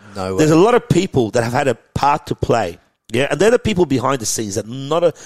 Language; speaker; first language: English; early bilingual, other home language; Persian